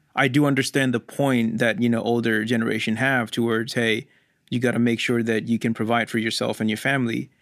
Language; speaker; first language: English; non-native, local second language; Hindi